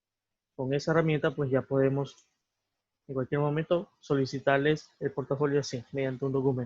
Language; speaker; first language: Spanish; native; Spanish